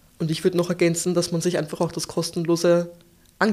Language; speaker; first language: German; native; German